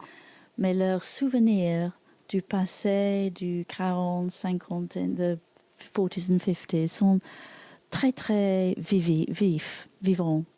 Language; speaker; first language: French; non-native, learner; English